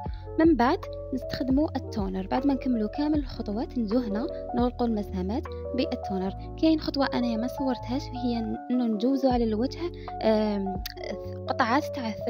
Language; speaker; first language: Arabic; native; Arabic